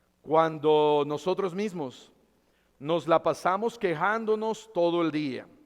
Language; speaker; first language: Spanish; native; Spanish